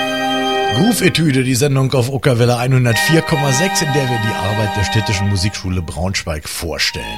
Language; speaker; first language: German; native; German